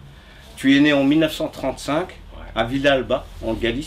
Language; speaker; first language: French; native; French